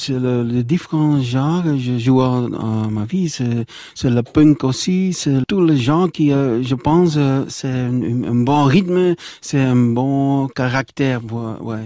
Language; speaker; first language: French; non-native, local second language; Dutch